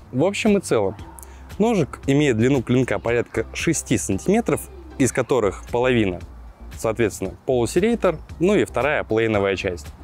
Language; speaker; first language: Russian; native; Russian